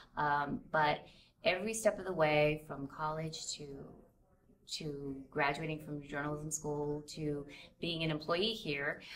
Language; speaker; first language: English; native; English